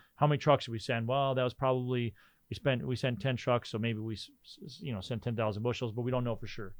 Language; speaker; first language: English; native; English